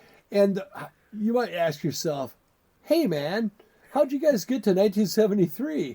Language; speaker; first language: English; native; English